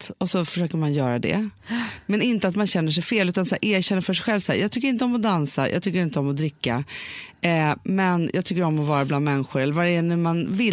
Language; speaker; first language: Swedish; native; Swedish